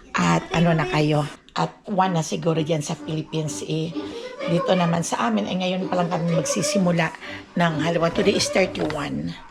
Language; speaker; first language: Filipino; non-native, local second language; Cebuano